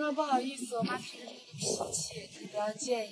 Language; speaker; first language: Chinese; native; Chinese